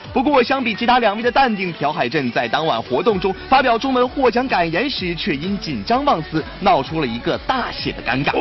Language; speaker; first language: Chinese; native; Chinese